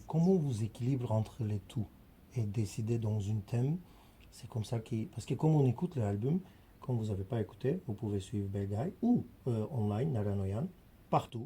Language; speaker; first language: French; non-native, fluent; Armenian